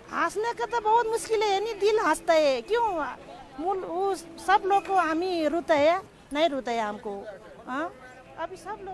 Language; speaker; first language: Hindi; non-native, learner; Nepali